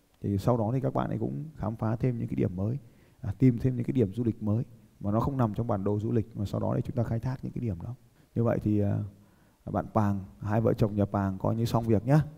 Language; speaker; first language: Vietnamese; native; Vietnamese